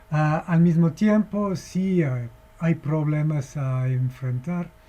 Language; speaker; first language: Spanish; non-native, fluent; English